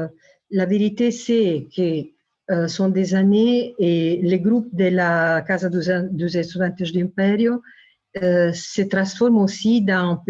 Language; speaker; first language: French; non-native, fluent; Italian